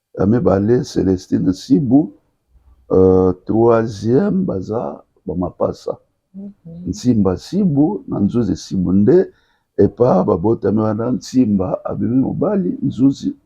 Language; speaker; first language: Lingala; non-native, local second language; Kongo